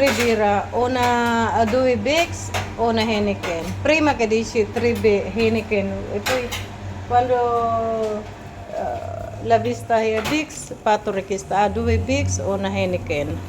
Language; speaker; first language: Italian; non-native, learner; Filipino